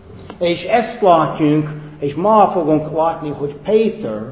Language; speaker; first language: Hungarian; non-native, fluent; English